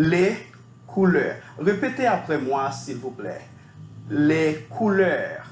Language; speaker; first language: French; non-native, fluent; Spanish